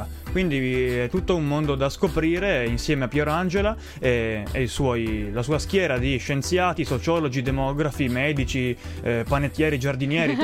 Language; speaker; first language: Italian; native; Italian